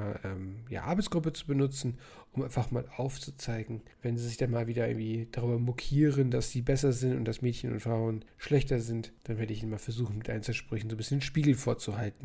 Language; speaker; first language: German; native; German